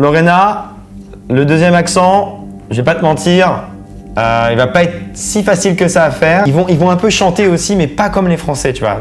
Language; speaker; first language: French; native; French